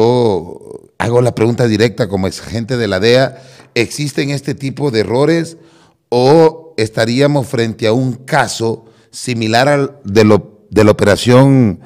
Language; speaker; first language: Spanish; native; Spanish